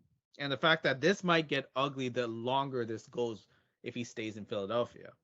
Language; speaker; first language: English; native; English